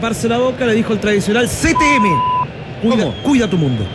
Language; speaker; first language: Spanish; native; Spanish